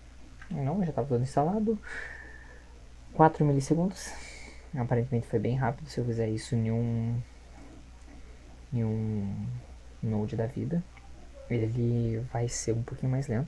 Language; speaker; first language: Portuguese; native; Portuguese